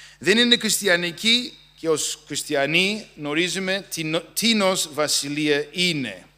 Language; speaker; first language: Greek; non-native, fluent; English